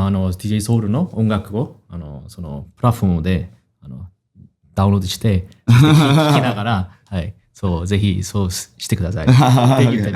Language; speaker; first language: Japanese; non-native, fluent; Korean